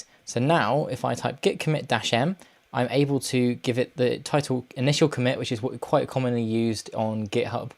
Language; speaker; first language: English; native; English